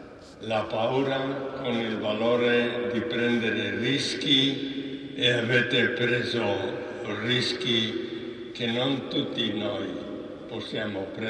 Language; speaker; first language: Italian; non-native, fluent; Spanish